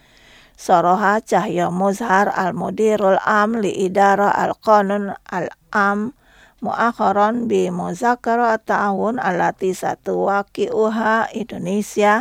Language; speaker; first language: Arabic; non-native, fluent; Indonesian